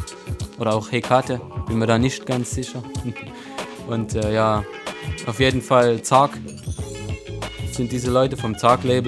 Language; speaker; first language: German; native; German